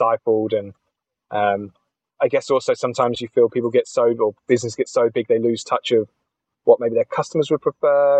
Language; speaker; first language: English; native; English